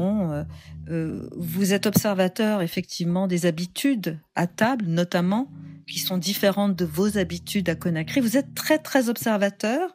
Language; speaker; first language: French; native; French